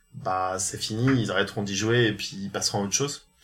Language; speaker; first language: French; native; French